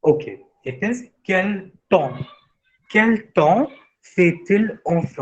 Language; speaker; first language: French; non-native, fluent; Hindi